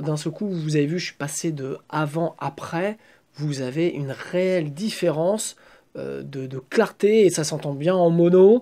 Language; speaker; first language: French; native; French